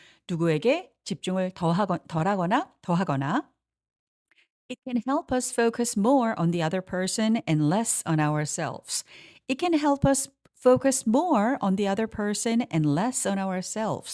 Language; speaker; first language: English; non-native, fluent; Korean